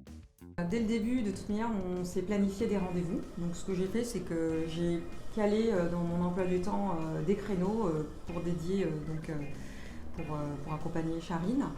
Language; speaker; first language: French; native; French